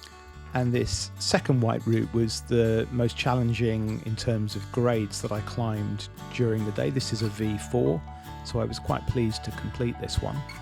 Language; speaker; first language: English; native; English